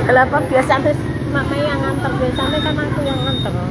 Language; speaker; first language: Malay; non-native, local second language; Javanese